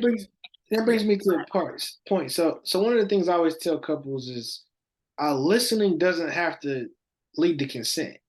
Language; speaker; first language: English; native; English